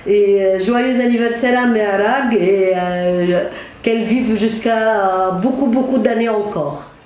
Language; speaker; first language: French; non-native, fluent; Arabic